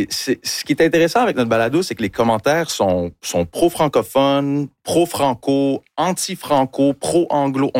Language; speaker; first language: French; early bilingual, heritage; French